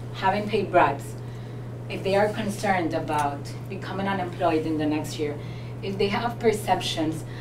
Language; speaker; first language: English; non-native, fluent; Spanish